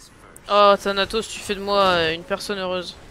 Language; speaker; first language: French; native; French